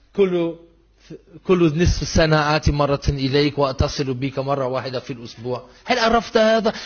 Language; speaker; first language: Arabic; non-native, fluent; German